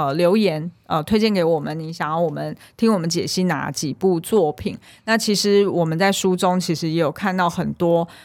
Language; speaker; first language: Chinese; native; Chinese